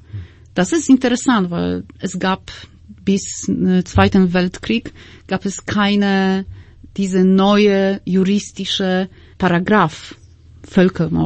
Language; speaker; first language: German; non-native, fluent; Polish